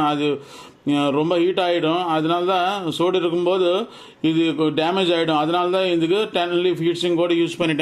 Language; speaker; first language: Tamil; non-native, local second language; Telugu